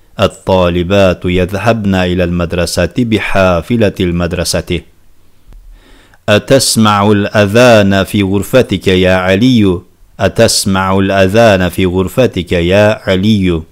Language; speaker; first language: Arabic; non-native, fluent; Turkish